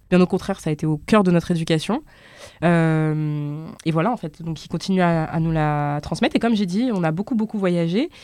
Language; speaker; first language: French; early bilingual, other home language; Lingala